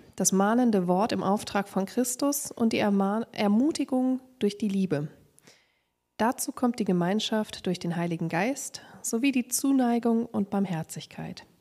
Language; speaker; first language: German; native; German